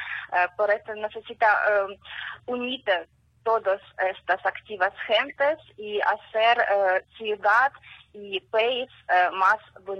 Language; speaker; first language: Spanish; non-native, learner; Ukrainian